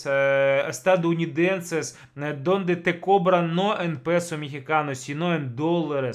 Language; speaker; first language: Spanish; non-native, fluent; Russian